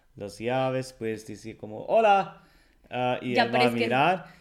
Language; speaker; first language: Spanish; non-native, fluent; German